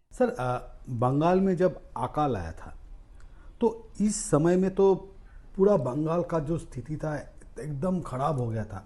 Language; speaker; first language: Hindi; non-native, local second language; Bangla